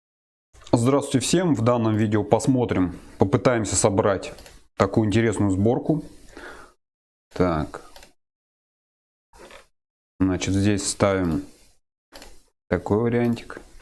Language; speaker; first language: Russian; native; Russian